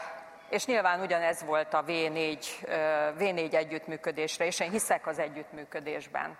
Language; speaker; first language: Hungarian; native; Hungarian